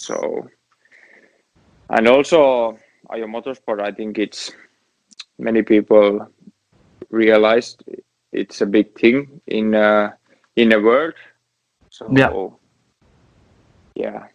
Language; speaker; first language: English; non-native, learner; Finnish